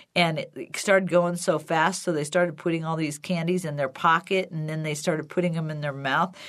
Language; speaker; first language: English; native; English